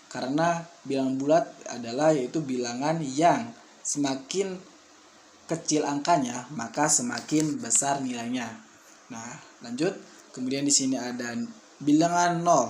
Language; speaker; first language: Indonesian; native; Indonesian